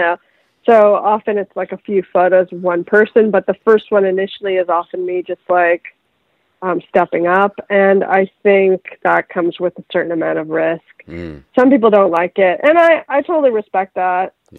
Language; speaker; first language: English; native; English